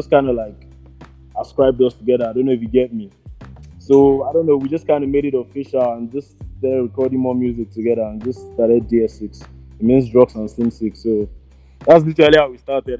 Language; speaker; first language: English; non-native, local second language; Yoruba